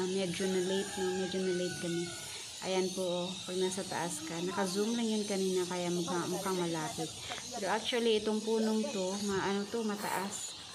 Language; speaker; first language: Filipino; non-native, local second language; Cebuano